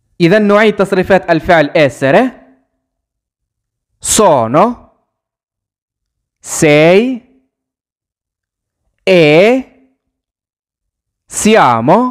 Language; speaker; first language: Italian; non-native, fluent; Arabic